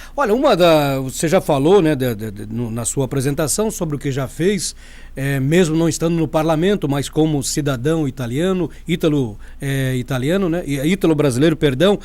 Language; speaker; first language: Portuguese; native; Portuguese